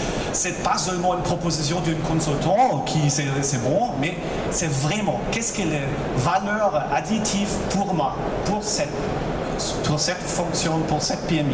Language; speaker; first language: French; non-native, local second language; German